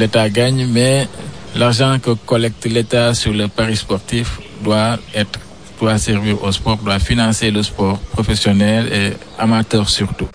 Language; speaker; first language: French; non-native, local second language; Wolof